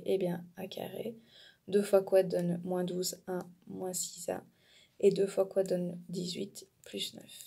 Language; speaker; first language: French; native; French